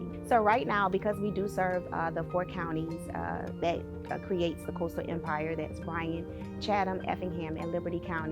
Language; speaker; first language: English; native; English